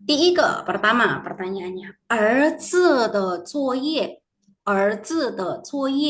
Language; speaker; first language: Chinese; non-native, fluent; Indonesian